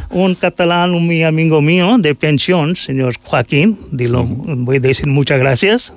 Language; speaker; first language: Spanish; non-native, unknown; Hindi